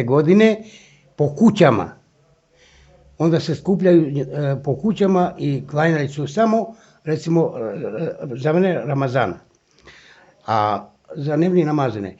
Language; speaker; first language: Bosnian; non-native, local second language; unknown